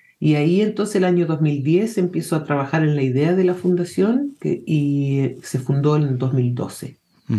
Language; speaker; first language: Spanish; early bilingual, heritage; Spanish